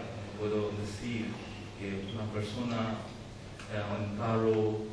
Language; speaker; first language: Spanish; non-native, learner; Urdu